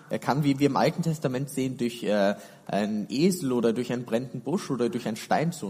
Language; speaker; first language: German; native; German